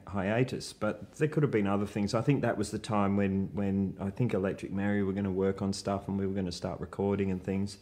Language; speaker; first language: English; native; English